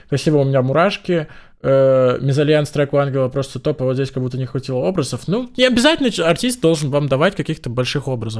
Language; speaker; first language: Russian; native; Russian